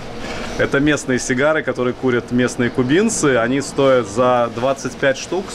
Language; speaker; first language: Russian; native; Russian